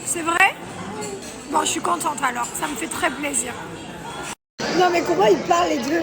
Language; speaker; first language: French; native; French